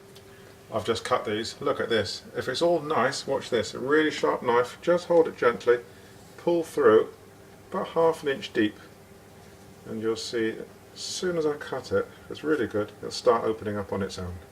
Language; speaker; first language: English; native; English